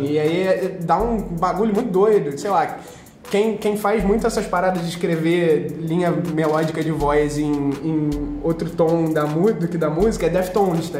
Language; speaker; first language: Portuguese; native; Portuguese